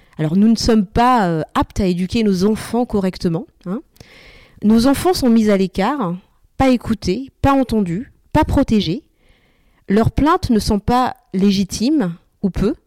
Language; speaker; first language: French; early bilingual, other home language; Malagasy